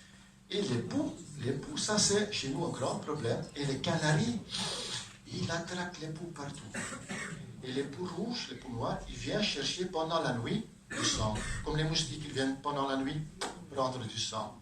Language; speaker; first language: French; non-native, local second language; Dutch